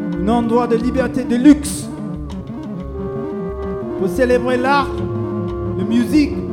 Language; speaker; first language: French; non-native, learner; English